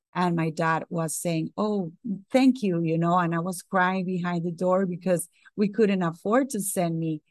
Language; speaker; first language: English; non-native, fluent; Spanish